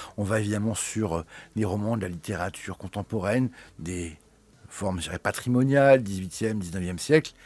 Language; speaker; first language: French; native; French